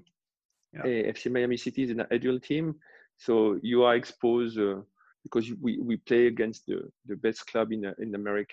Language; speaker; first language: English; non-native, fluent; French